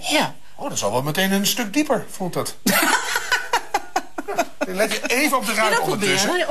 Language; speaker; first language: Dutch; native; Dutch